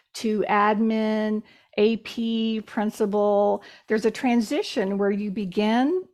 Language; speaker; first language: English; native; English